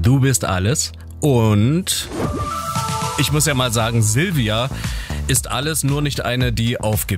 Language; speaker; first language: German; native; German